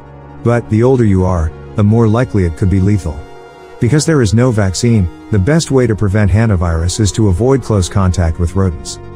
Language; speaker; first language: English; non-native, fluent; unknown